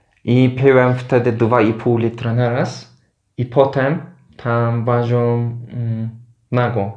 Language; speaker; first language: Polish; non-native, learner; Turkish